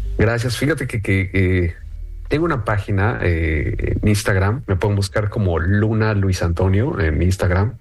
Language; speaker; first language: Spanish; native; Spanish